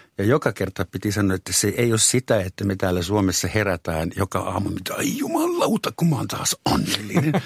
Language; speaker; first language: Finnish; non-native, fluent; German